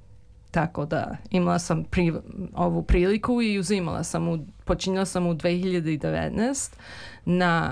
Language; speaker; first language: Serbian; early bilingual, heritage; English